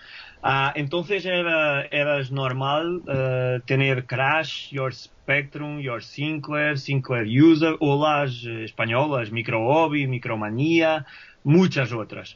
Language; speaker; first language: Spanish; non-native, fluent; Portuguese